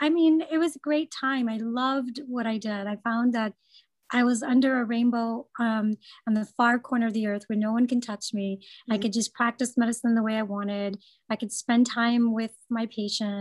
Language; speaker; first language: English; non-native, local second language; Gujarati